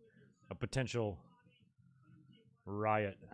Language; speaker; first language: English; native; English